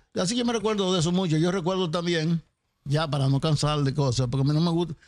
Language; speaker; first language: Spanish; native; Spanish